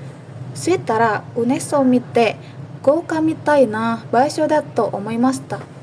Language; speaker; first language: Japanese; non-native, learner; Indonesian